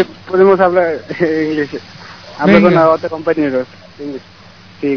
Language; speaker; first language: Spanish; non-native, learner; Bangla